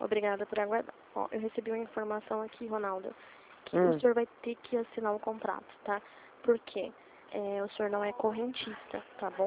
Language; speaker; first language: Portuguese; native; Portuguese